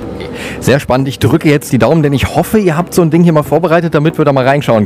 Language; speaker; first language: German; native; German